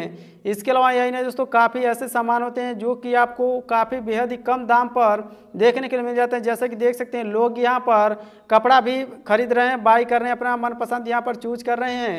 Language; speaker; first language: Hindi; native; Hindi